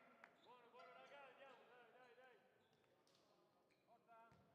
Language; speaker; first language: Italian; native; Italian